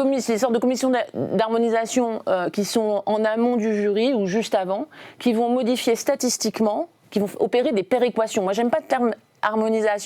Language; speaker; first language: French; native; French